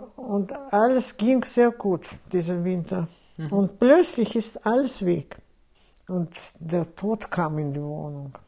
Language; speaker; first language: German; non-native, fluent; Russian